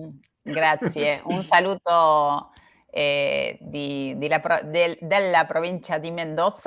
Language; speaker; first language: Italian; non-native, learner; Spanish